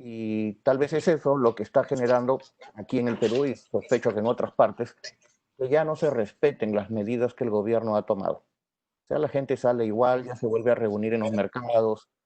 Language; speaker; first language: Spanish; native; Spanish